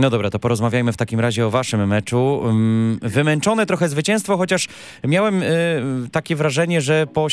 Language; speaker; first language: Polish; native; Polish